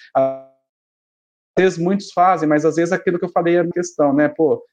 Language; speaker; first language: Portuguese; native; Portuguese